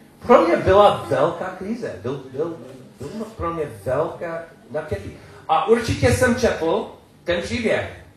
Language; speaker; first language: Czech; non-native, learner; English